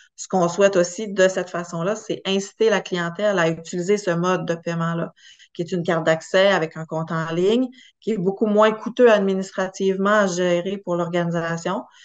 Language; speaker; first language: French; native; French